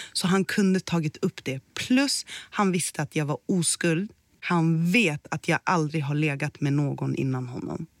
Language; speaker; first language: Swedish; early bilingual, other home language; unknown